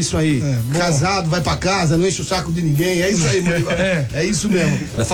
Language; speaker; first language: Portuguese; native; Portuguese